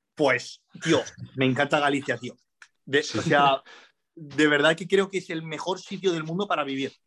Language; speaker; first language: Spanish; early bilingual, other home language; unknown